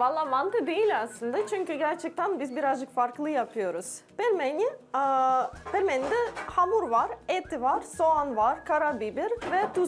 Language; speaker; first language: Turkish; non-native, learner; Russian